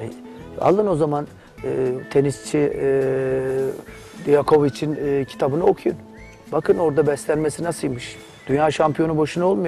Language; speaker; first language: Turkish; native; Turkish